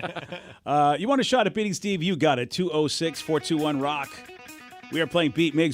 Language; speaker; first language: English; native; English